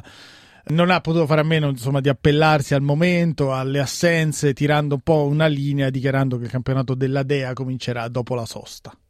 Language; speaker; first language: Italian; native; Italian